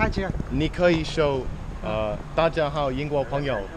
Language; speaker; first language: Chinese; non-native, learner; English